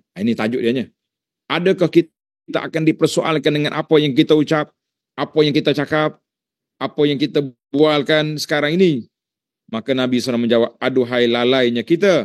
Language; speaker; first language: Malay; native; Malay